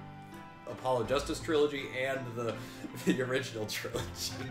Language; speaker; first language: English; native; English